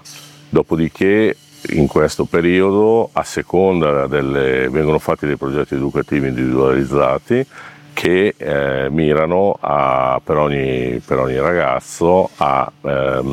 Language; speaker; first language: Italian; native; Italian